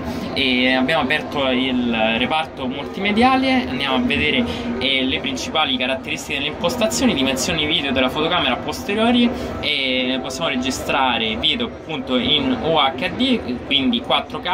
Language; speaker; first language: Italian; native; Italian